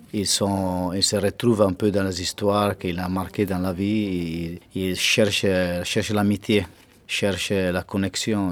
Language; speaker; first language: French; non-native, fluent; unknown